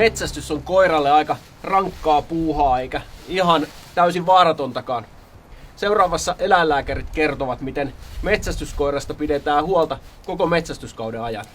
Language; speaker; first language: Finnish; native; Finnish